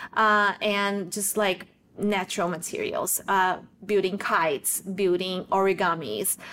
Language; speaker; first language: English; non-native, fluent; Portuguese